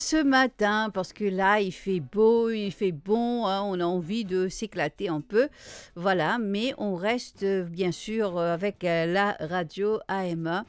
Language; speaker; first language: French; non-native, local second language; Morisyen